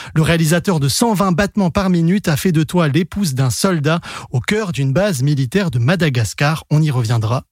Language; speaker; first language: French; native; French